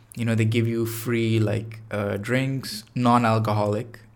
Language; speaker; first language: English; non-native, local second language; Tamil